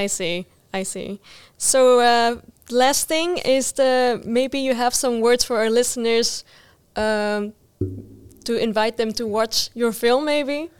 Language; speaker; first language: English; non-native, fluent; Dutch